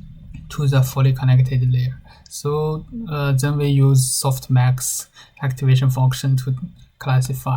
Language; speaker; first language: English; non-native, learner; Chinese